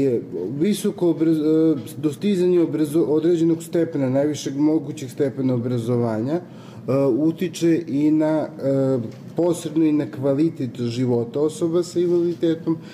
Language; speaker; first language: Serbian; native; Serbian